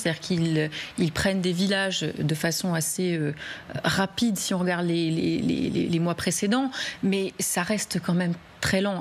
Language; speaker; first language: French; native; French